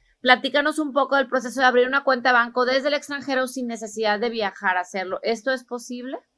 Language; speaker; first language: Spanish; native; Spanish